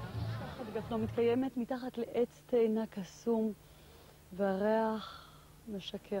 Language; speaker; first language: Hebrew; native; Hebrew